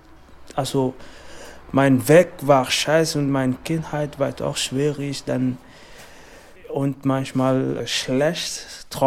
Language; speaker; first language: German; non-native, learner; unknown